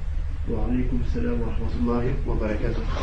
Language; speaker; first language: Arabic; non-native, learner; French